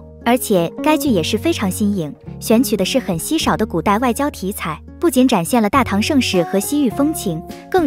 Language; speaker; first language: Chinese; native; Chinese